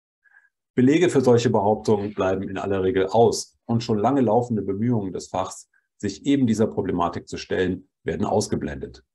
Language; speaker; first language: German; native; German